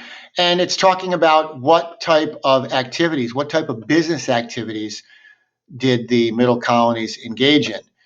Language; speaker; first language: English; native; English